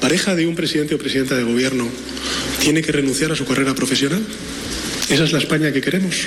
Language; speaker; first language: Spanish; native; Spanish